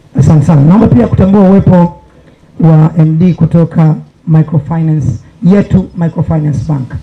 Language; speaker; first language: Swahili; native; Swahili